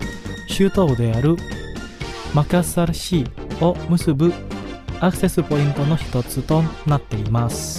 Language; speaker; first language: Japanese; non-native, fluent; Indonesian